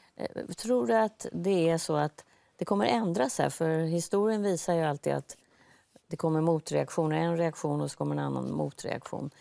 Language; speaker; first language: Swedish; native; Swedish